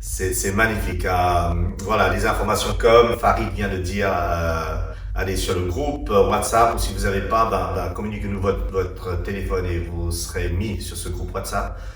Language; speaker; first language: French; native; French